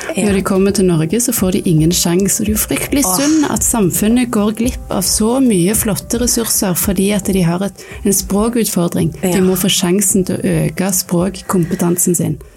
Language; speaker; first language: Norwegian; native; Norwegian